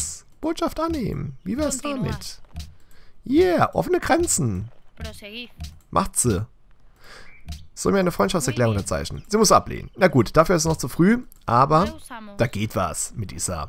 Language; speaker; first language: German; native; German